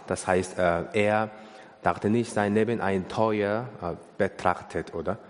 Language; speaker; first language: German; non-native, learner; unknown